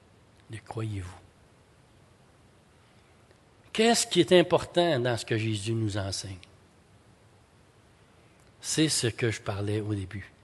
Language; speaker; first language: French; native; French